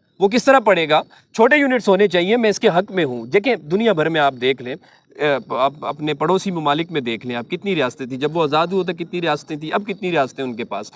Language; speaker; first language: Urdu; non-native, local second language; Pashto